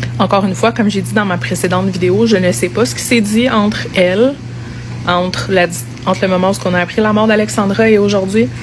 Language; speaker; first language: French; native; French